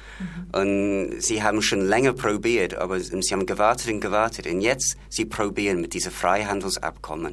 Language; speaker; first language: German; non-native, learner; English